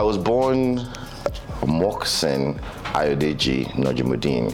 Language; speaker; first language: English; non-native, local second language; Yoruba